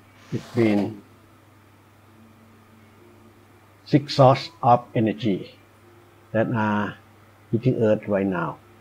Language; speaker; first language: English; non-native, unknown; Thai